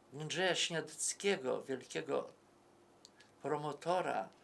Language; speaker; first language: Polish; native; Polish